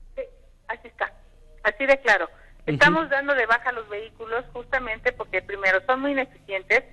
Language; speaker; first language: Spanish; native; Spanish